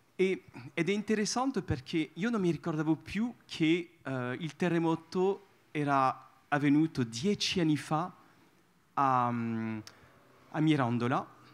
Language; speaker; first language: Italian; non-native, fluent; French